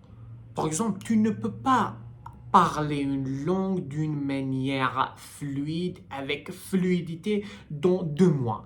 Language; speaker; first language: French; non-native, learner; Persian